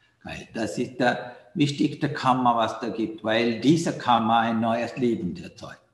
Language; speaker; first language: German; non-native, learner; Sinhala